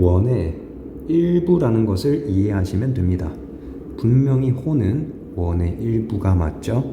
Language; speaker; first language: Korean; native; Korean